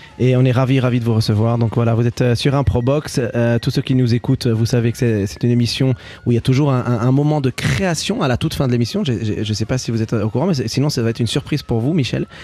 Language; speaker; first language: French; early bilingual, other home language; Arabic